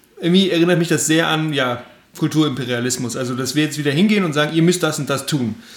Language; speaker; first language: German; native; German